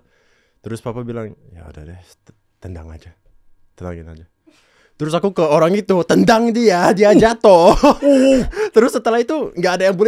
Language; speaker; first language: Indonesian; non-native, local second language; English